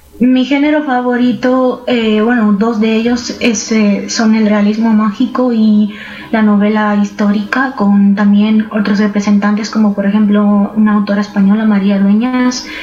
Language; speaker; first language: Spanish; non-native, fluent; Romanian